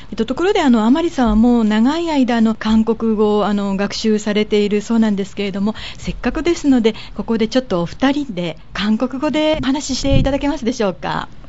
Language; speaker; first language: Japanese; native; Japanese